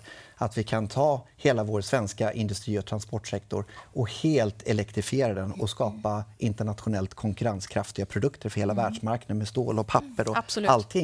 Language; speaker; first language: Swedish; native; Swedish